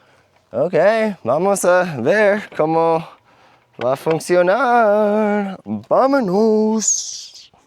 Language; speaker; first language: Spanish; non-native, learner; English